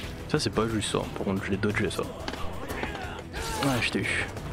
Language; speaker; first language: French; native; French